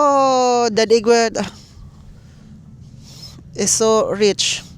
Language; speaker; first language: English; non-native, local second language; Filipino